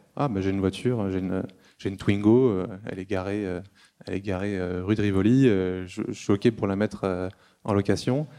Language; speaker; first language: French; native; French